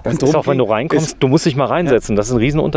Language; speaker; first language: German; native; German